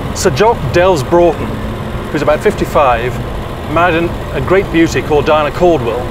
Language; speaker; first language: English; native; English